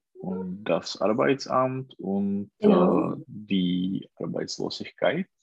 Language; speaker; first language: German; non-native, learner; Czech